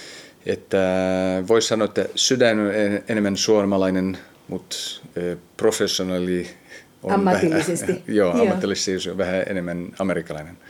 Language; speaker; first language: Finnish; early bilingual, heritage; Finnish